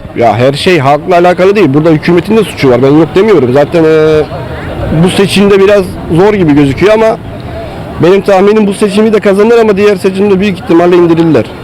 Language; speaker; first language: Turkish; native; Turkish